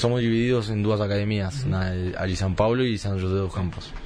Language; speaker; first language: Portuguese; early bilingual, heritage; Spanish